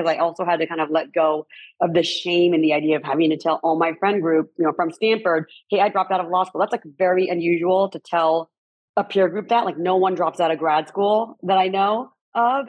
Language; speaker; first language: English; native; English